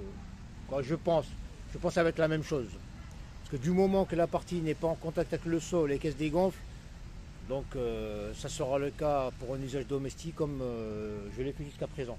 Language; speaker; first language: French; non-native, local second language; Arabic